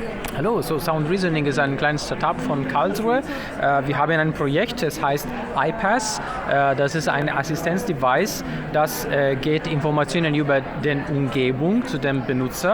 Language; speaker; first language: German; non-native, fluent; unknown